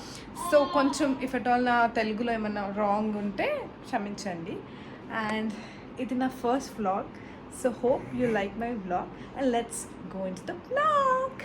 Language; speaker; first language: Telugu; early bilingual, heritage; Telugu